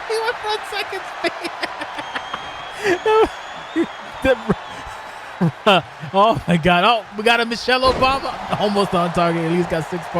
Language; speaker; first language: English; native; English